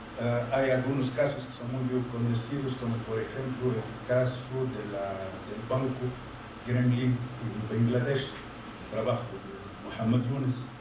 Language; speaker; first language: Spanish; non-native, fluent; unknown